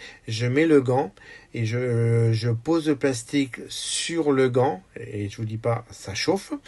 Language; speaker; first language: French; native; French